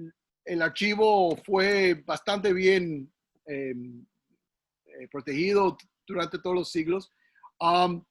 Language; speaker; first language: Spanish; early bilingual, heritage; English